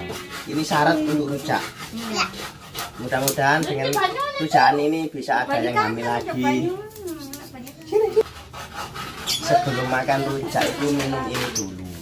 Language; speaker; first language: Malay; non-native, local second language; Javanese